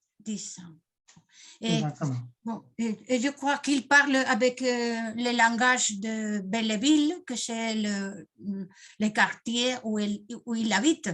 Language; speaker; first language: French; non-native, fluent; Spanish